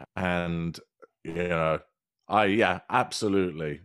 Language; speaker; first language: English; native; English